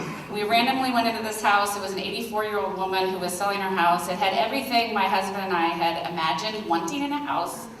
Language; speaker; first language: English; native; English